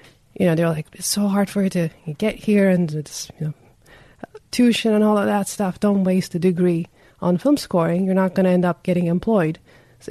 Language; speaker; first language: English; non-native, fluent; Turkish